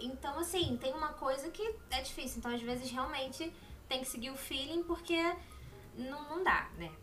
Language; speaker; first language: Portuguese; native; Portuguese